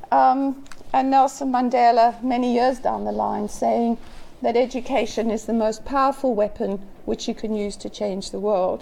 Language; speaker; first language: English; native; English